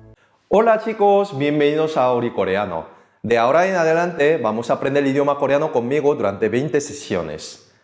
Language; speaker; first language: Spanish; non-native, fluent; Korean